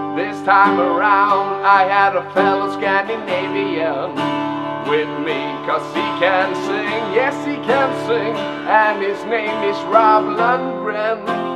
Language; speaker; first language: English; non-native, fluent; Norwegian